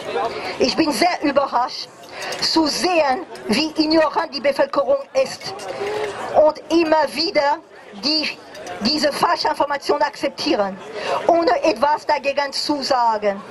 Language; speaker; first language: German; non-native, fluent; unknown